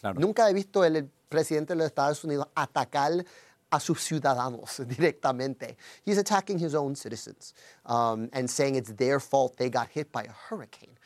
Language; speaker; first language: Spanish; early bilingual, heritage; Spanish